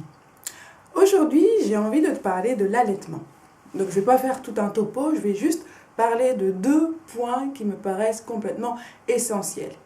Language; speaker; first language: French; native; French